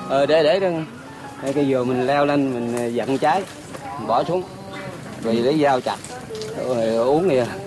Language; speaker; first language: Vietnamese; native; Vietnamese